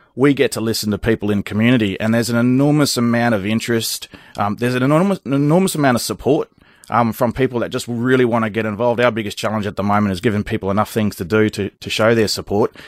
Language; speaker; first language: English; native; English